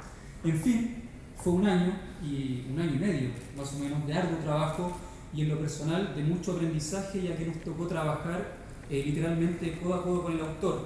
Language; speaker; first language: Spanish; native; Spanish